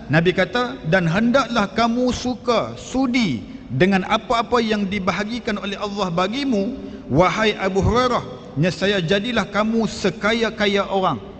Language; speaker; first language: Malay; native; Malay